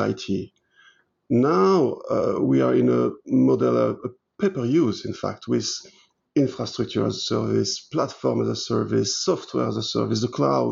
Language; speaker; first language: English; non-native, fluent; French